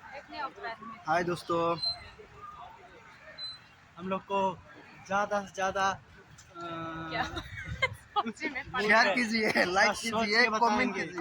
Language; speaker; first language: Hindi; non-native, local second language; Assamese